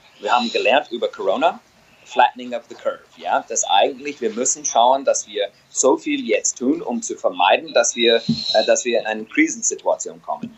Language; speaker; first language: German; non-native, fluent; English